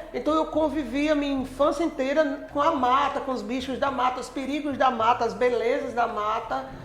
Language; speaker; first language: Portuguese; native; Portuguese